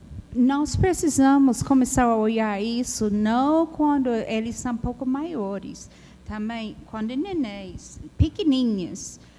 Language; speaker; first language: Portuguese; non-native, learner; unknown